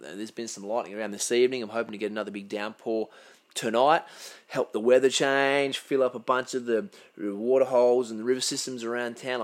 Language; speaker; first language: English; native; English